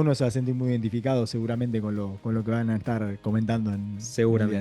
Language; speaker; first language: Spanish; native; Spanish